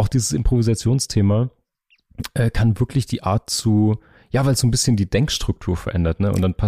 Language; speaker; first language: German; native; German